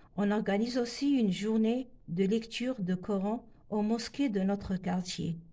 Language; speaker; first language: French; non-native, local second language; Arabic